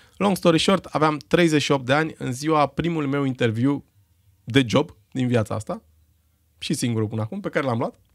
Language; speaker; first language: Romanian; native; Romanian